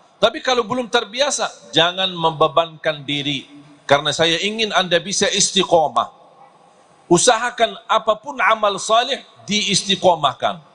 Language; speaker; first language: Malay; non-native, fluent; Arabic